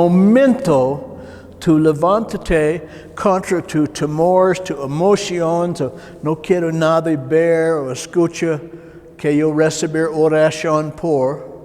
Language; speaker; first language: Spanish; non-native, learner; English